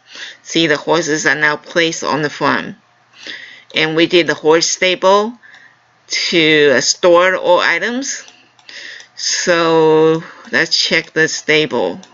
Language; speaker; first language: English; non-native, fluent; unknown